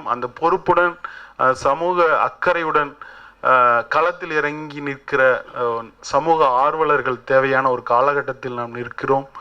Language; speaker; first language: Tamil; native; Tamil